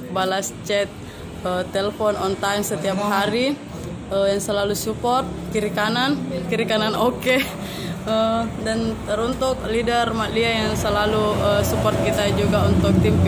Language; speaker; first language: Indonesian; native; Indonesian